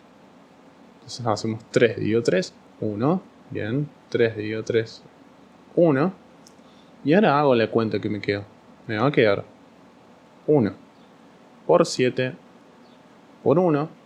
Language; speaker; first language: Spanish; native; Spanish